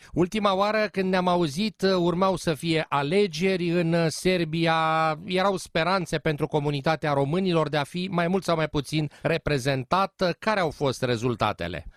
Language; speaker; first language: Romanian; native; Romanian